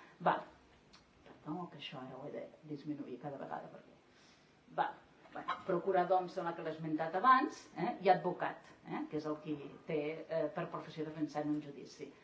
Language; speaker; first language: Catalan; native; Catalan